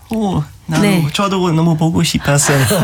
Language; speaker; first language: Korean; non-native, learner; German